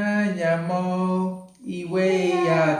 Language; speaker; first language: Igbo; non-native, learner; English